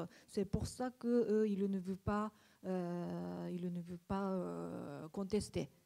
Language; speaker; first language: French; non-native, learner; Japanese